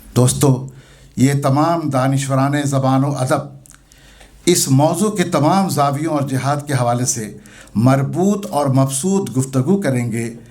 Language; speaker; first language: Urdu; native; Urdu